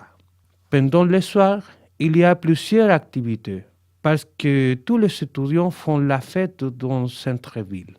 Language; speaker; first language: French; non-native, learner; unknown